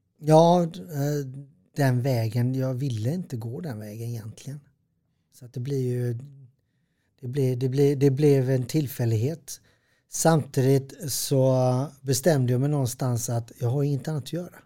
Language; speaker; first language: Swedish; early bilingual, other home language; Serbian